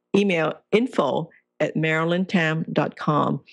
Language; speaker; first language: English; non-native, local second language; Cantonese